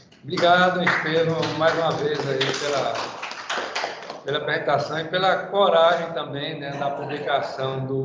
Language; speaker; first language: Portuguese; native; Portuguese